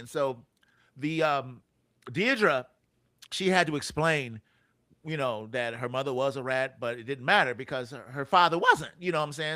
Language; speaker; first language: English; native; English